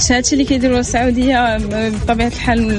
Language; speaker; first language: Arabic; native; Arabic